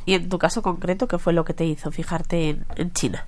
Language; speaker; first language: Spanish; native; Spanish